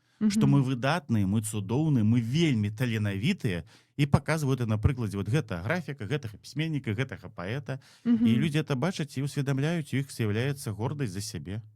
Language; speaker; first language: Belarusian; native; Belarusian